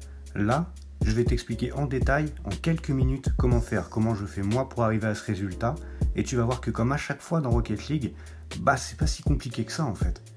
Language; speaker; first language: French; native; French